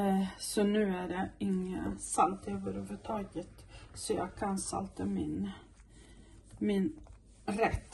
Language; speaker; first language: Swedish; non-native, fluent; Portuguese